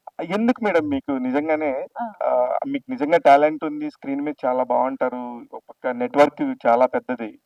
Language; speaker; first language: Telugu; native; Telugu